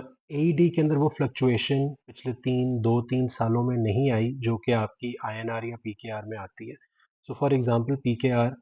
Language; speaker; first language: Hindi; non-native, local second language; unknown